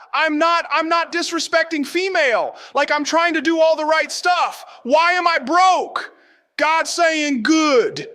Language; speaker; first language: English; native; English